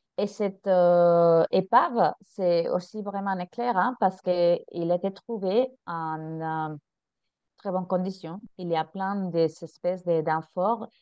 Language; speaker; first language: French; non-native, fluent; Spanish